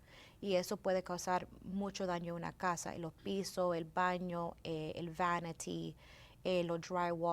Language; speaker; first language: Spanish; early bilingual, heritage; Spanish